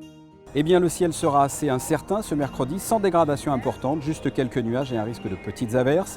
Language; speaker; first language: French; native; French